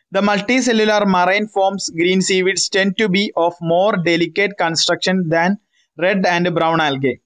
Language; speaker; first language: English; non-native, local second language; Malayalam